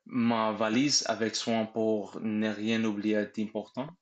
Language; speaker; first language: French; non-native, learner; English